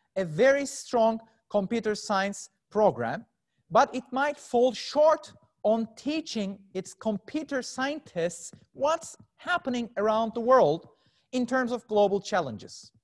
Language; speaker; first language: English; non-native, fluent; Turkish